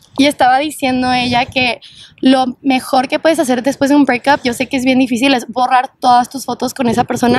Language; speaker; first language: Spanish; early bilingual, heritage; Spanish